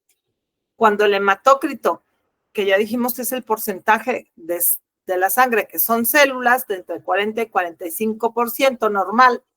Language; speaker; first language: Spanish; native; Spanish